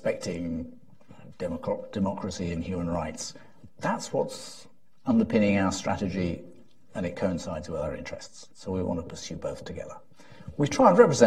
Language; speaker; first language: English; native; English